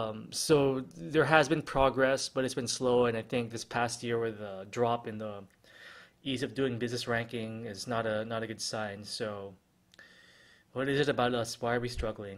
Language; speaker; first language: English; non-native, local second language; Filipino